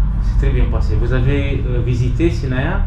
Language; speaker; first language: French; non-native, fluent; Romanian